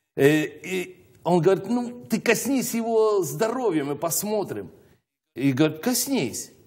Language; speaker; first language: Russian; native; Russian